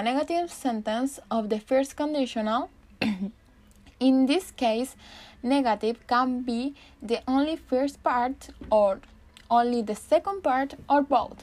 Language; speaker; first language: English; non-native, learner; Spanish